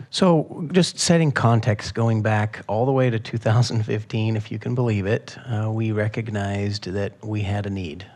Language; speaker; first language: English; native; English